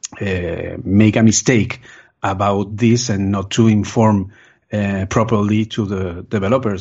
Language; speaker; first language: English; non-native, fluent; Spanish